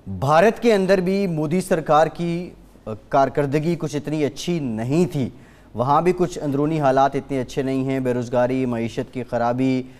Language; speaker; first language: Urdu; native; Urdu